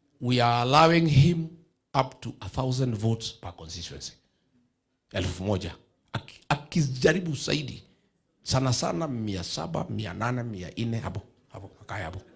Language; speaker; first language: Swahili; non-native, local second language; Kikuyu